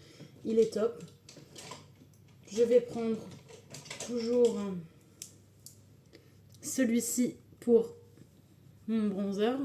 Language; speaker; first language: French; native; French